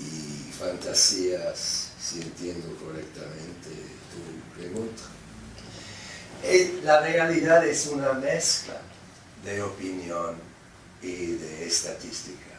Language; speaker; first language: Spanish; non-native, fluent; English